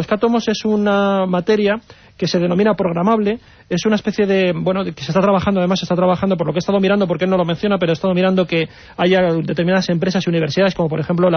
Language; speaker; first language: Spanish; native; Spanish